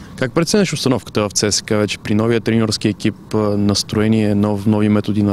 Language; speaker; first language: Bulgarian; native; Bulgarian